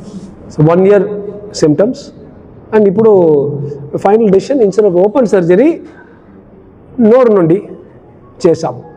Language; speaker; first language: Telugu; non-native, learner; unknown